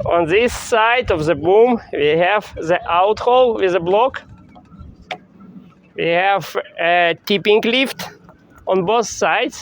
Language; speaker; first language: English; non-native, fluent; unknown